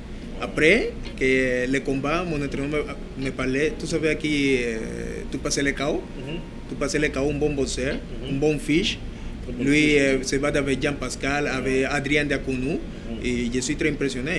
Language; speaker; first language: French; non-native, learner; Spanish